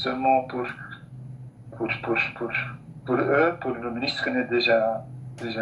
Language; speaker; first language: French; non-native, local second language; Dutch